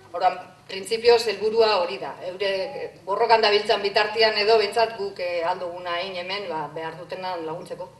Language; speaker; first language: Basque; native; Basque